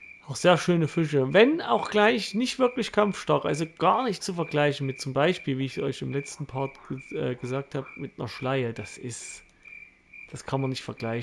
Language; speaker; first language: German; native; German